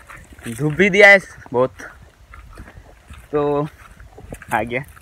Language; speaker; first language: Hindi; non-native, local second language; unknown